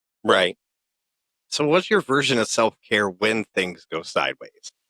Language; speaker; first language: English; native; English